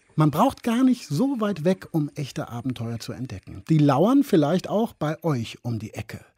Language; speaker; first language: German; native; German